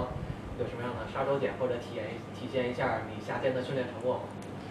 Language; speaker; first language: Chinese; native; Chinese